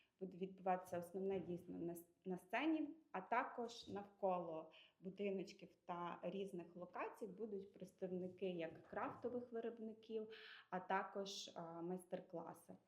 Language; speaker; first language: Ukrainian; native; Ukrainian